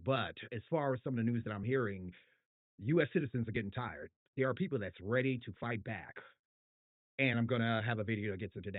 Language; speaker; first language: English; native; English